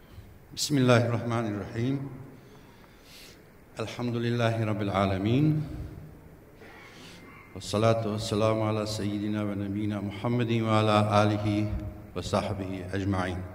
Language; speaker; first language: Arabic; non-native, fluent; Bosnian